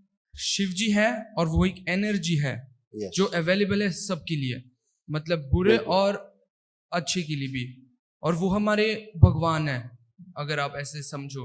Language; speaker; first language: Hindi; early bilingual, heritage; Hindi